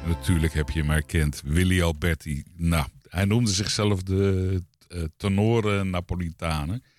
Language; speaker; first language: Dutch; native; Dutch